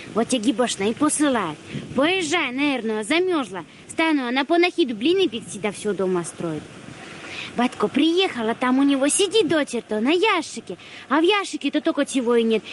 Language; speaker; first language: Russian; native; Russian